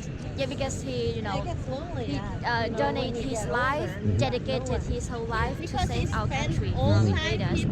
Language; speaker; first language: English; non-native, learner; Vietnamese